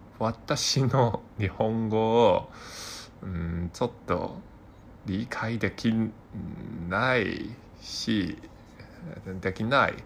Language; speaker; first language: Japanese; non-native, learner; Cantonese